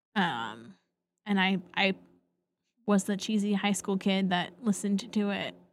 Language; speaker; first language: English; native; English